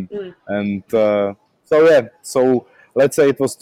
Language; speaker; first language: English; non-native, learner; Czech